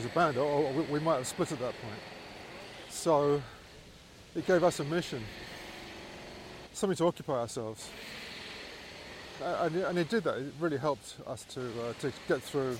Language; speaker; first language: English; native; English